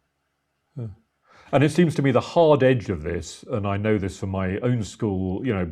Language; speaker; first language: English; native; English